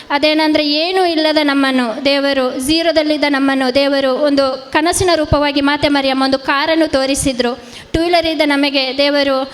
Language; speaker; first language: Kannada; non-native, local second language; Konkani